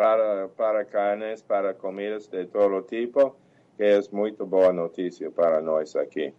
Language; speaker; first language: Portuguese; non-native, fluent; English